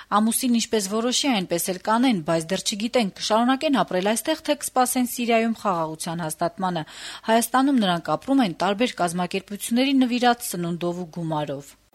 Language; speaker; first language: Armenian; native; Armenian